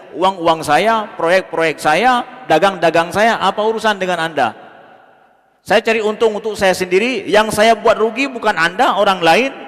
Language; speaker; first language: Malay; non-native, local second language; Achinese